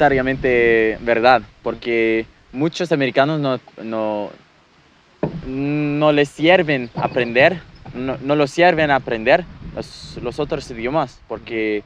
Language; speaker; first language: Spanish; non-native, fluent; English